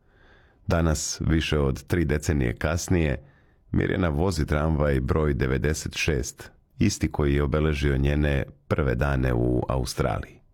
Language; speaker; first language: Serbian; native; Serbian